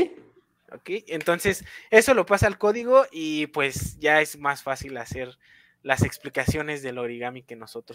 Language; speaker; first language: Spanish; native; Spanish